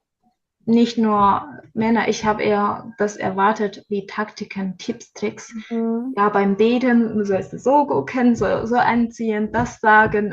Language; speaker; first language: German; non-native, learner; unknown